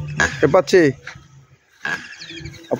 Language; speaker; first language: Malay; non-native, learner; Bangla